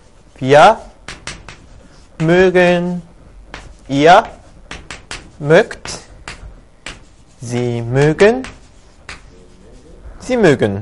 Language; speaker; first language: German; non-native, learner; Korean